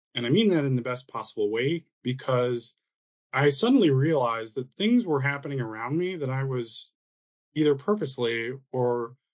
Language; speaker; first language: English; native; English